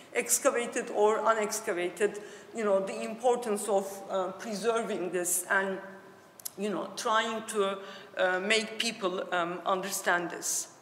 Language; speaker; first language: English; non-native, fluent; Turkish